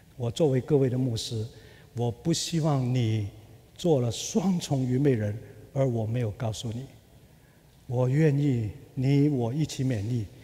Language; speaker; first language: Chinese; early bilingual, other home language; Cantonese